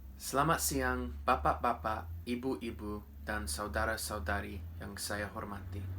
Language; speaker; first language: Indonesian; non-native, fluent; English